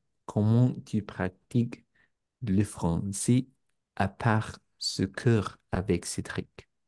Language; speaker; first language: French; non-native, learner; Spanish